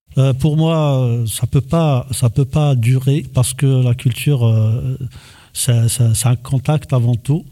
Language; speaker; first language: French; non-native, local second language; Kabyle